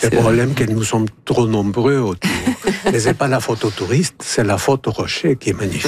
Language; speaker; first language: French; non-native, fluent; Spanish